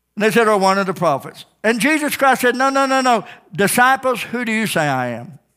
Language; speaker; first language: English; native; English